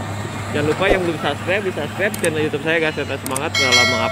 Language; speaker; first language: Indonesian; native; Indonesian